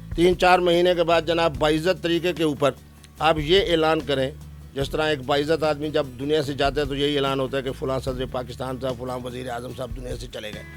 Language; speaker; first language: Urdu; non-native, local second language; Saraiki